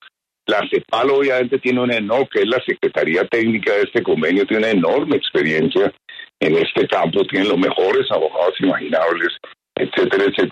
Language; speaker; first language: Spanish; native; Spanish